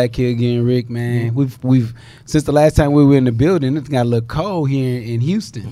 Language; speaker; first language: English; native; English